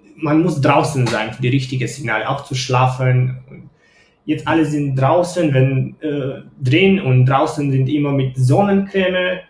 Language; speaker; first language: German; non-native, fluent; Romanian